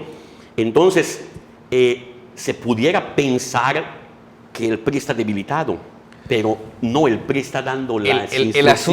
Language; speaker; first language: Spanish; native; Spanish